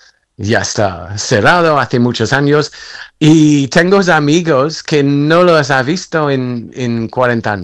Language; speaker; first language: Spanish; non-native, fluent; English